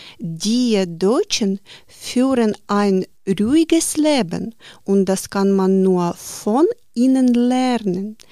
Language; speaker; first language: German; non-native, learner; Ukrainian